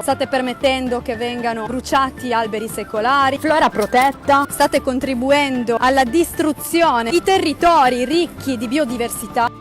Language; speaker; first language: Italian; native; Italian